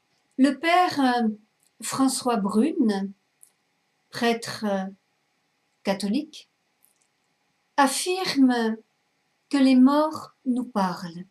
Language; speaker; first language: French; native; French